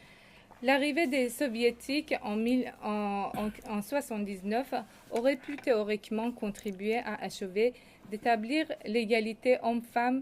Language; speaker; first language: French; non-native, fluent; Persian